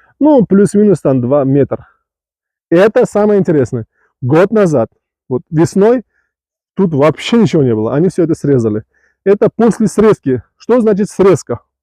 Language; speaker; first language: Russian; non-native, local second language; Uzbek